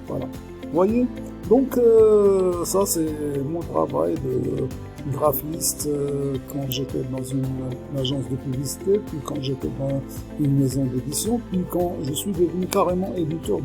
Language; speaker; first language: French; non-native, local second language; Arabic